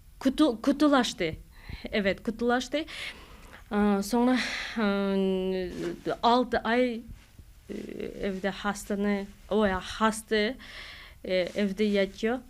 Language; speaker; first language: Turkish; non-native, learner; Kazakh